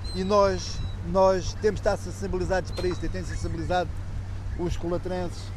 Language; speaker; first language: Portuguese; native; Portuguese